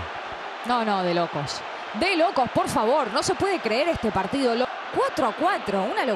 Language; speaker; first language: Spanish; native; Spanish